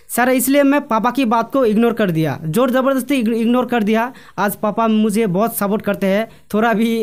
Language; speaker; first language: Hindi; non-native, local second language; Bangla